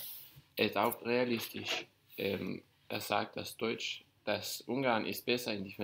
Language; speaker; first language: German; non-native, learner; Danish